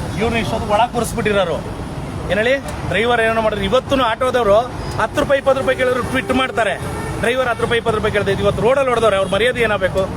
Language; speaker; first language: Kannada; native; Kannada